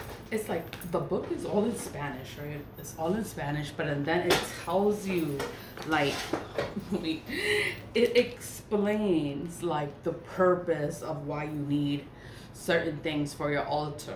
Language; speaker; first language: English; native; English